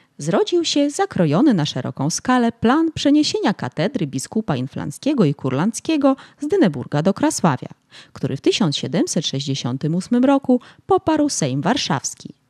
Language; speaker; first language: Polish; early bilingual, heritage; Polish